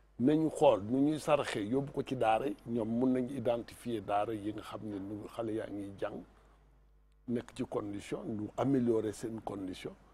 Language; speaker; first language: Wolof; non-native, local second language; Fula